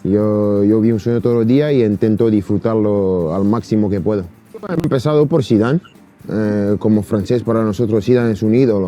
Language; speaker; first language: Spanish; non-native, fluent; French